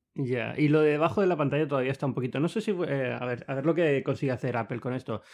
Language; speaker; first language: Spanish; native; Spanish